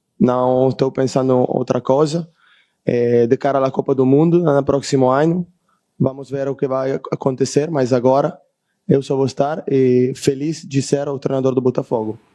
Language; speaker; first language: Portuguese; non-native, learner; Italian